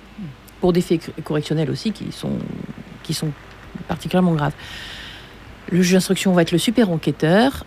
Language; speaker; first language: French; native; French